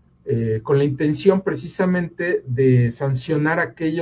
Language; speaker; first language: Spanish; native; Spanish